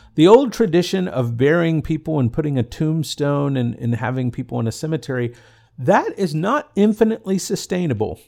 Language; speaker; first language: English; native; English